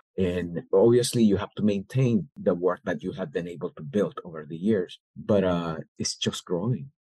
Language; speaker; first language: English; early bilingual, other home language; Spanish